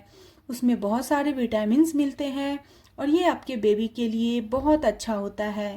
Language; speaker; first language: Hindi; native; Hindi